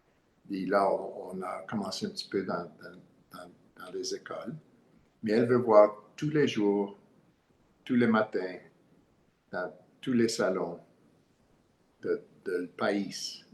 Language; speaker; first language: French; non-native, learner; English